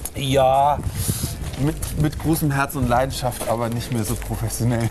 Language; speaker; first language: German; native; German